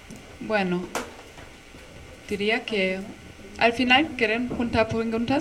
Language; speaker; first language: Spanish; non-native, fluent; German